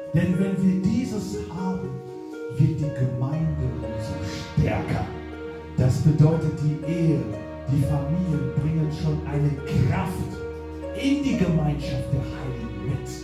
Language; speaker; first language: German; non-native, fluent; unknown